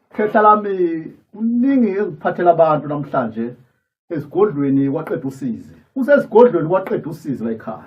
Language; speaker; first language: Zulu; native; Zulu